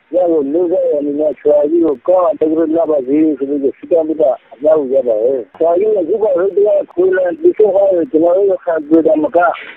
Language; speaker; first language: Burmese; native; Burmese